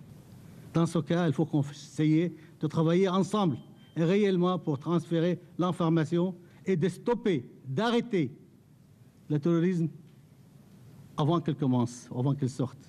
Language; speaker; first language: French; non-native, fluent; Arabic